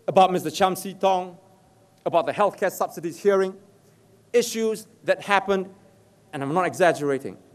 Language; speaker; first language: English; native; English